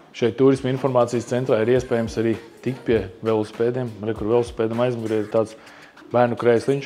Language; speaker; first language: Latvian; native; Latvian